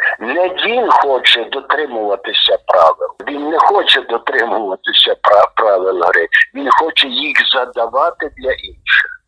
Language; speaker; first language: Ukrainian; native; Ukrainian